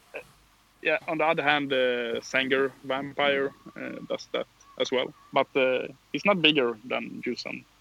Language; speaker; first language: English; non-native, fluent; Swedish